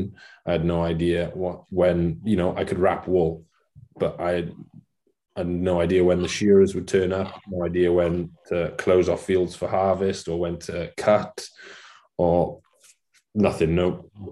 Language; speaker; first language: English; non-native, local second language; Welsh